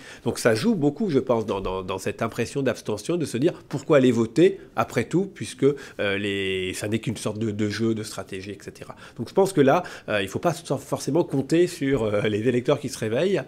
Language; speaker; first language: French; native; French